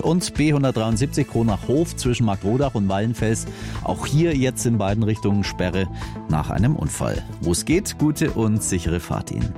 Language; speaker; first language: German; native; German